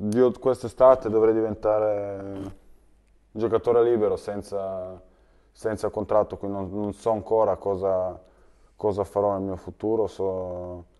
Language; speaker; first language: Italian; early bilingual, other home language; Serbian